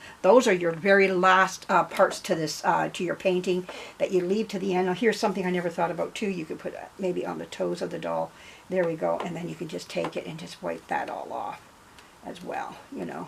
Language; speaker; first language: English; native; English